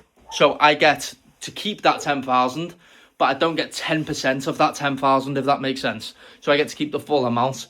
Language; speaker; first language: English; native; English